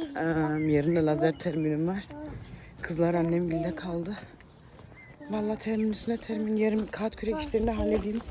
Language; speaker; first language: Turkish; early bilingual, heritage; Turkish